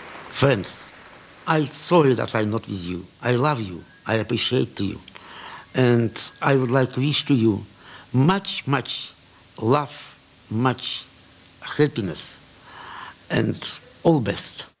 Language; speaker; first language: English; non-native, learner; Russian